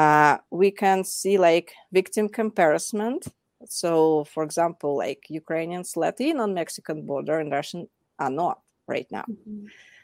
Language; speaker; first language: English; non-native, fluent; Russian